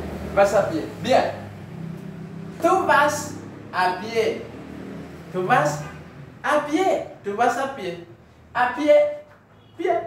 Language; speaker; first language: Spanish; non-native, fluent; Haitian Creole